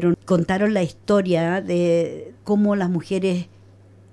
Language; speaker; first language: Spanish; native; Spanish